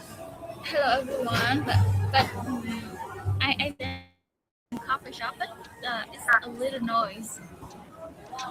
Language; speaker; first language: English; non-native, learner; Vietnamese